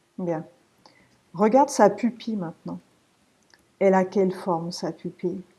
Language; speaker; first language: French; native; French